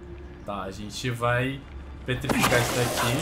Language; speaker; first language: Portuguese; native; Portuguese